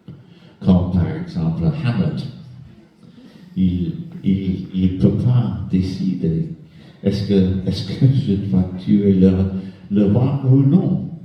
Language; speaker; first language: French; non-native, fluent; English